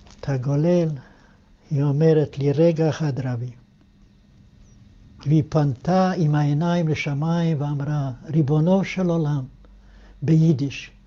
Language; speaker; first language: Hebrew; non-native, fluent; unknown